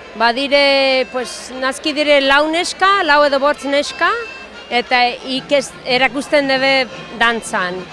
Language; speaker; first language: Basque; early bilingual, heritage; Basque